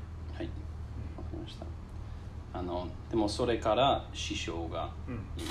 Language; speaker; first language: Japanese; non-native, learner; English